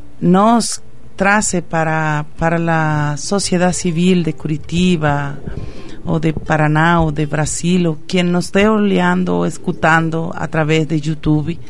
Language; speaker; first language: Portuguese; non-native, fluent; Spanish